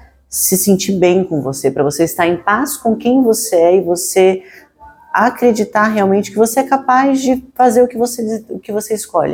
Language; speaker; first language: Portuguese; native; Portuguese